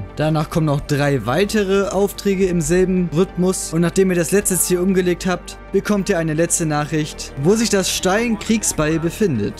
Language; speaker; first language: German; native; German